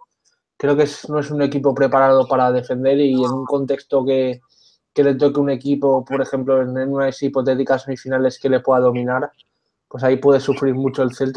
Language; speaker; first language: Spanish; native; Spanish